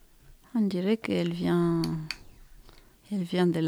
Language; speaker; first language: French; non-native, fluent; Romanian